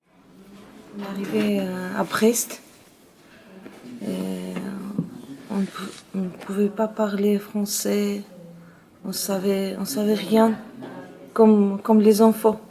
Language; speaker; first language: French; non-native, learner; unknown